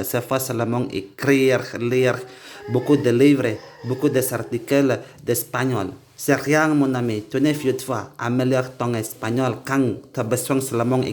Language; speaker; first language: French; non-native, learner; Indonesian